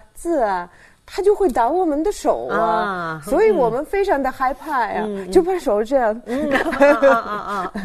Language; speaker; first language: Chinese; non-native, fluent; Russian